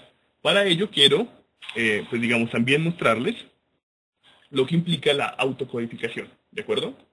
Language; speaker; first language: Spanish; native; Spanish